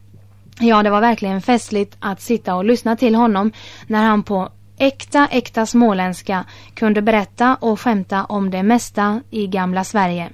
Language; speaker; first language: Swedish; native; Swedish